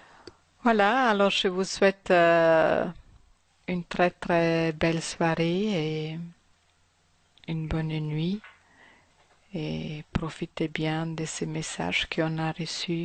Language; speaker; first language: French; non-native, fluent; German